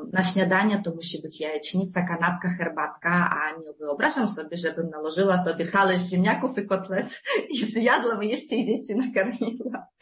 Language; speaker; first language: Polish; non-native, fluent; Ukrainian